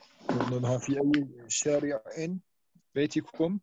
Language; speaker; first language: Arabic; non-native, learner; German